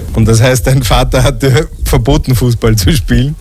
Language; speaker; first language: German; native; German